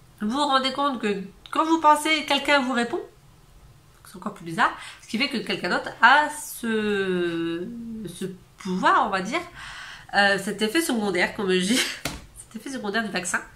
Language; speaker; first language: French; native; French